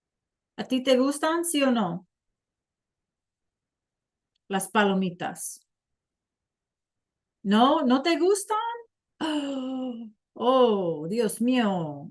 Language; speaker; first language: Spanish; non-native, fluent; English